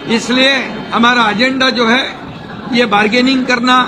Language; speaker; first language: Hindi; non-native, local second language; Marathi